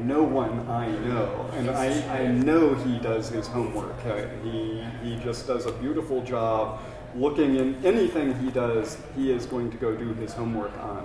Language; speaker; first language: English; native; English